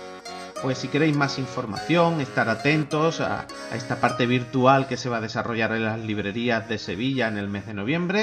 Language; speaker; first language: Spanish; native; Spanish